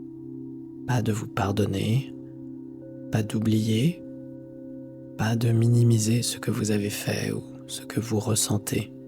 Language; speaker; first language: French; native; French